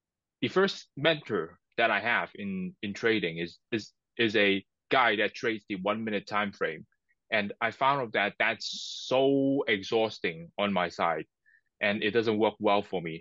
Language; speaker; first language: English; non-native, local second language; Cantonese